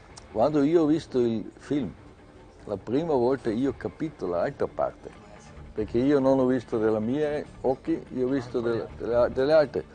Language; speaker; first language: Italian; non-native, learner; German